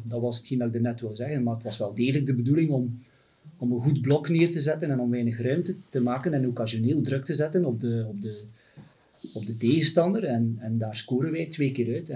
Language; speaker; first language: Dutch; native; Dutch